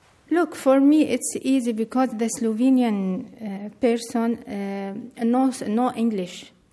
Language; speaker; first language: English; non-native, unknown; Arabic